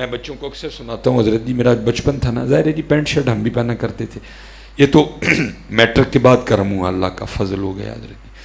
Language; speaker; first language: Urdu; non-native, local second language; Punjabi